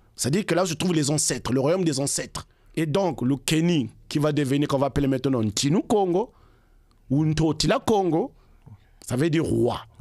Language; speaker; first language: French; non-native, local second language; Kongo